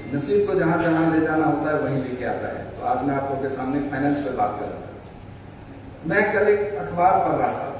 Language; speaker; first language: Hindi; native; Hindi